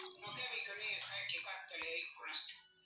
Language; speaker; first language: Finnish; native; Finnish